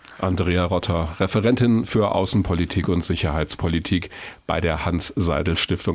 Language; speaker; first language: German; native; German